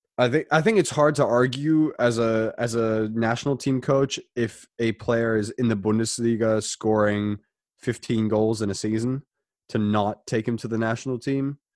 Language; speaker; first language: English; non-native, fluent; German